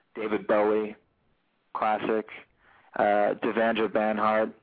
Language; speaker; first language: English; native; English